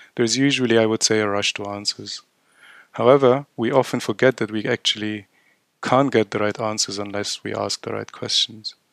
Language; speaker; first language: English; non-native, fluent; Arabic